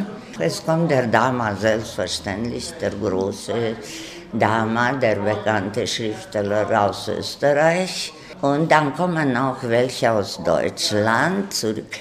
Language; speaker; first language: German; non-native, fluent; Romanian